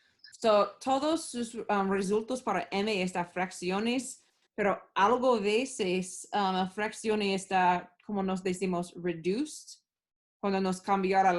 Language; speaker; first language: Spanish; non-native, learner; English